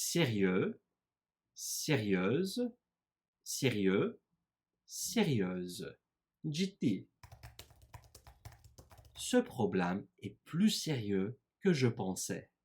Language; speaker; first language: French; non-native, fluent; Turkish